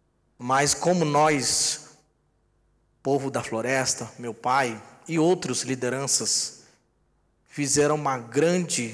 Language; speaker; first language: Portuguese; non-native, local second language; Yanomámi